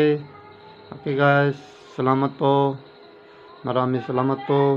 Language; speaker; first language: Filipino; non-native, learner; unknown